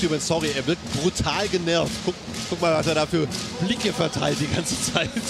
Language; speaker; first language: German; native; German